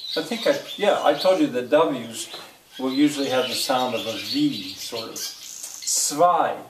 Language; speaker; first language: English; native; English